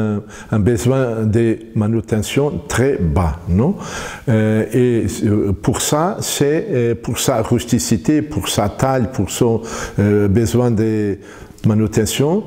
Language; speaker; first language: French; non-native, fluent; Portuguese